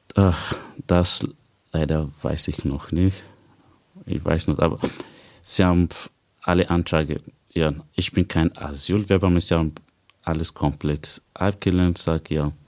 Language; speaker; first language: German; non-native, learner; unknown